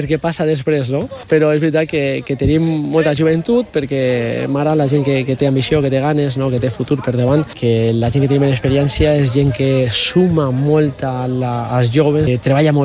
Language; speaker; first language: Catalan; native; Catalan